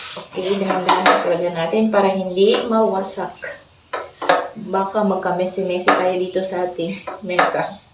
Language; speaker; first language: Filipino; non-native, local second language; Cebuano